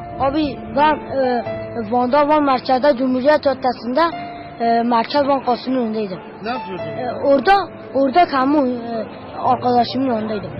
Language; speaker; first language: Turkish; non-native, local second language; Kurdish